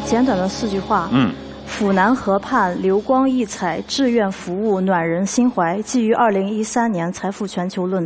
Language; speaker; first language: Chinese; native; Chinese